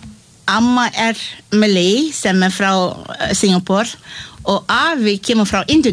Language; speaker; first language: Icelandic; non-native, fluent; English